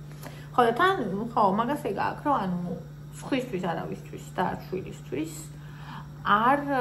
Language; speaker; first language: Georgian; native; Georgian